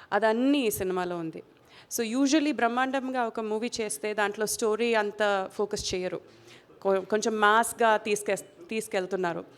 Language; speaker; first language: Telugu; non-native, fluent; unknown